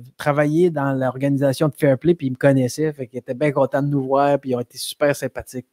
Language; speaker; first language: French; native; French